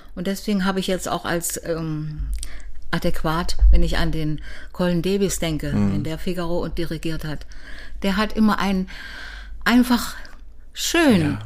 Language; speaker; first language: German; native; German